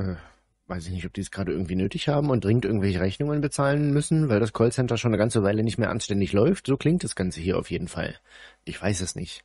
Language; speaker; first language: German; native; German